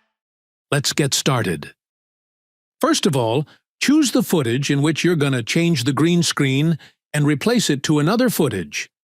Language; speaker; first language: English; non-native, local second language; Bangla